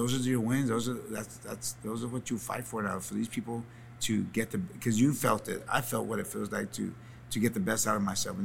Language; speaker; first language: English; native; English